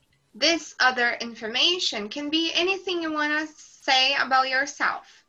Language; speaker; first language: English; non-native, fluent; Portuguese